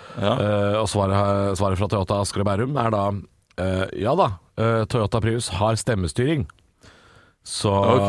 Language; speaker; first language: Norwegian; native; Norwegian